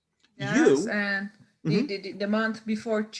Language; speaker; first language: English; non-native, learner; French